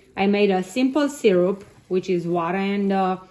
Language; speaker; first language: English; non-native, fluent; Romanian